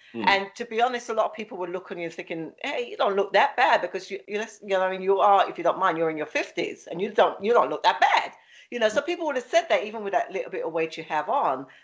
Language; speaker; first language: English; native; English